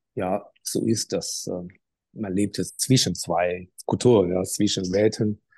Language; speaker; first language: German; non-native, learner; Chinese